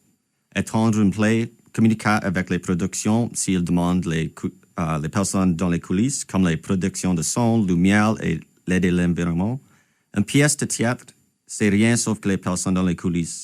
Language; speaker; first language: French; non-native, local second language; English